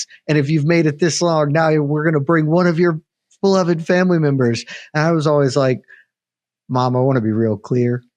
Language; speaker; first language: English; native; English